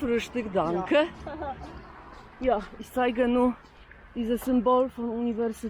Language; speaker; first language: German; non-native, learner; Polish